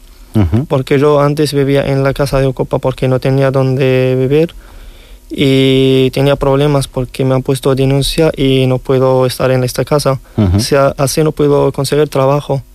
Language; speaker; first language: Spanish; non-native, learner; Riffian